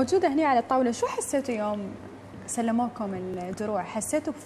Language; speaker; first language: Arabic; native; Arabic